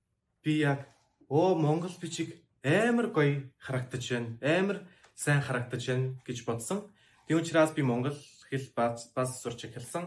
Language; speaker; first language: Mongolian; non-native, learner; Czech